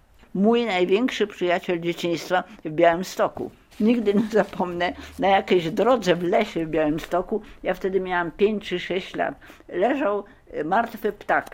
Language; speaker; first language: Polish; early bilingual, heritage; Polish